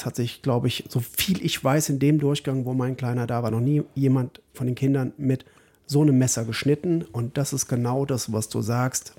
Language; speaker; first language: German; native; German